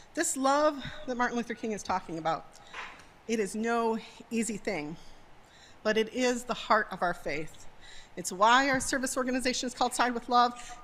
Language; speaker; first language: English; native; English